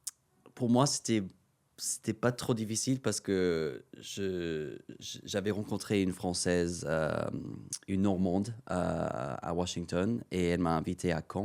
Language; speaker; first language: French; non-native, fluent; English